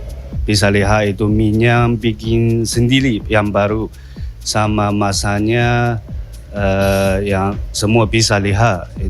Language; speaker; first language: Indonesian; non-native, learner; Chinese